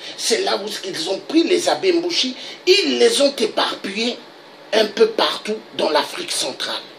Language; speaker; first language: French; non-native, local second language; Lingala